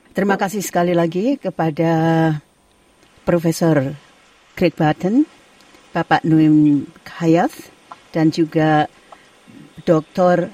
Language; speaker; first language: Indonesian; native; Indonesian